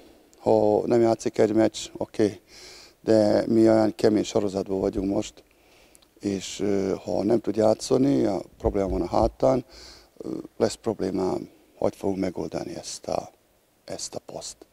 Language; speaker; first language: Hungarian; non-native, learner; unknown